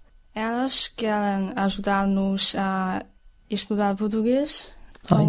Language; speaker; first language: Portuguese; non-native, learner; Chinese